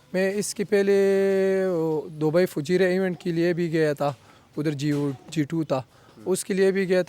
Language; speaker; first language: Hindi; non-native, local second language; Pashto